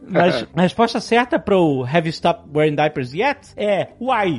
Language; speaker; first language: English; non-native, fluent; Portuguese